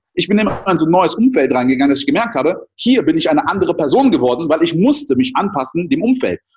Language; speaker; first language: German; early bilingual, other home language; French